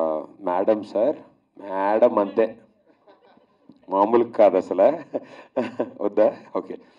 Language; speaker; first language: Telugu; native; Telugu